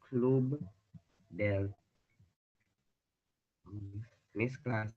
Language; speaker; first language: Spanish; non-native, learner; English